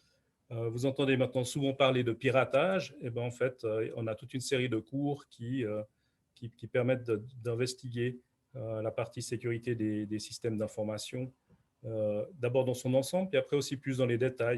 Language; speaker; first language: French; native; French